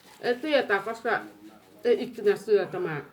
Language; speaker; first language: Finnish; non-native, learner; Thai